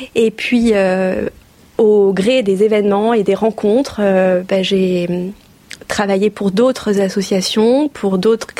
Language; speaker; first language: French; native; French